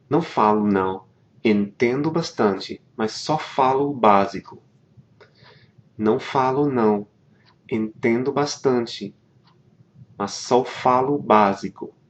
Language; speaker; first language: Portuguese; non-native, fluent; English